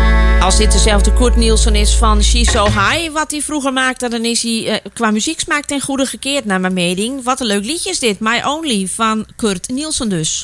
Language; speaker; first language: Dutch; native; Dutch